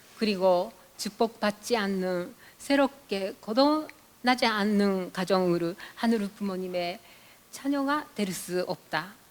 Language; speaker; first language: Korean; non-native, fluent; Japanese